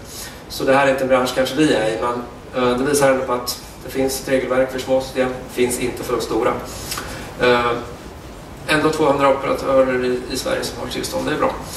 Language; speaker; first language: Swedish; native; Swedish